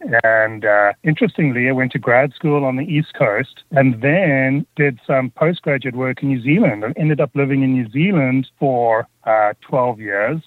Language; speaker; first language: English; native; English